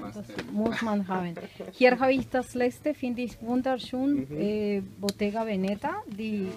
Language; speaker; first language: German; non-native, fluent; Spanish